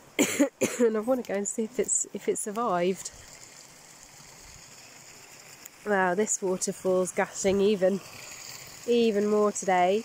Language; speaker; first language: English; native; English